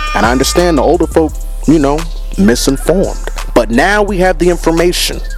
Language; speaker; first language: English; native; English